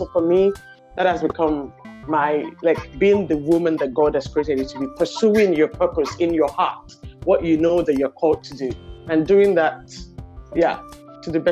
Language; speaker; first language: English; non-native, local second language; Yoruba